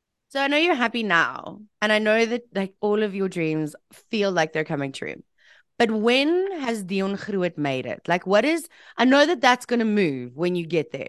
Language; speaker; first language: English; native; English